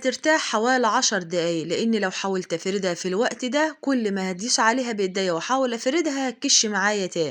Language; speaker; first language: Arabic; native; Arabic